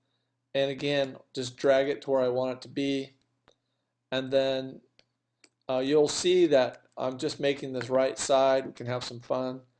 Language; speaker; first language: English; native; English